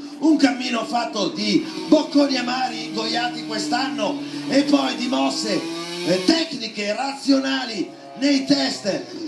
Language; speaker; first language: Italian; native; Italian